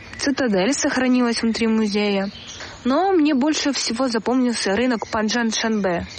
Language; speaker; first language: Russian; native; Russian